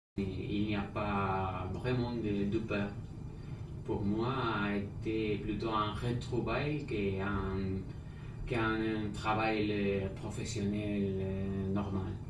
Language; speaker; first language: French; non-native, fluent; Spanish